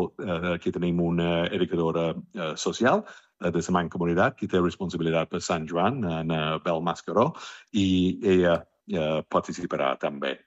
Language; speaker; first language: Catalan; non-native, fluent; English